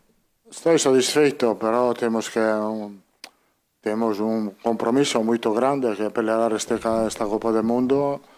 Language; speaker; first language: Portuguese; non-native, fluent; Italian